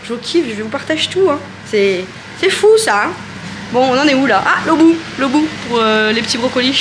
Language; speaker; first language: French; native; French